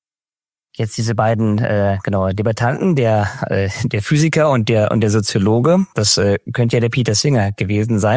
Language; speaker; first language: German; native; German